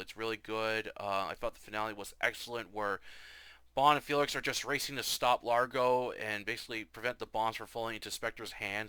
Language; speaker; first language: English; native; English